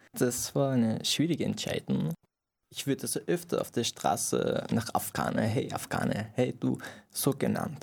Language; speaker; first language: German; non-native, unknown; Persian